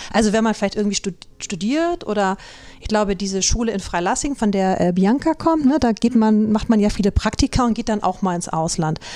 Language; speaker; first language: German; native; German